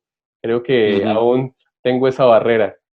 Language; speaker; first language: Spanish; native; Spanish